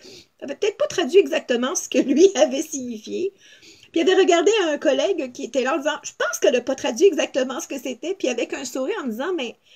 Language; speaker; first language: French; native; French